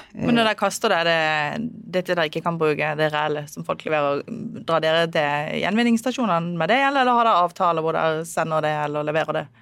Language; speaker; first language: Norwegian; native; Norwegian